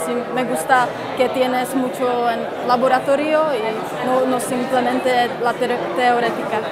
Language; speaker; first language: Spanish; non-native, learner; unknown